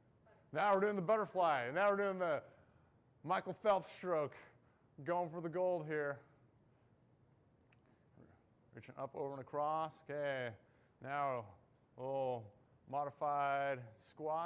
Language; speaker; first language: English; native; English